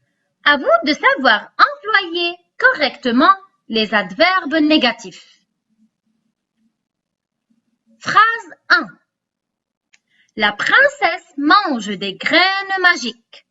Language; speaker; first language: French; non-native, local second language; Arabic